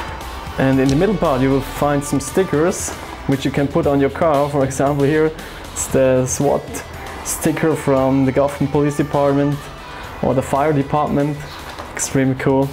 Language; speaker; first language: English; non-native, fluent; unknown